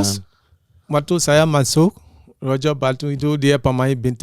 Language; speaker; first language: Indonesian; non-native, fluent; English